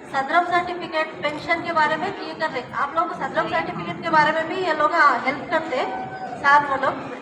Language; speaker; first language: Hindi; non-native, local second language; Urdu